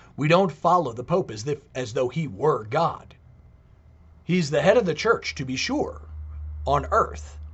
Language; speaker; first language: English; native; English